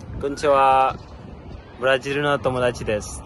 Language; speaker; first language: Japanese; non-native, fluent; Burmese